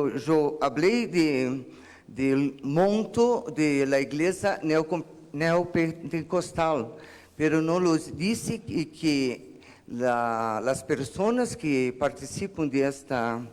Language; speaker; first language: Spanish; non-native, learner; Portuguese